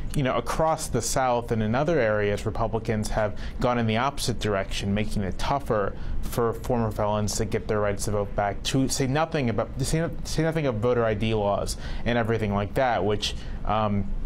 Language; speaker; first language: English; native; English